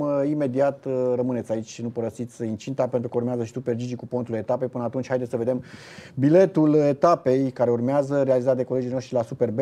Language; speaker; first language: Romanian; native; Romanian